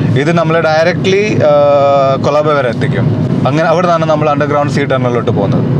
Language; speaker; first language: Malayalam; early bilingual, heritage; Malayalam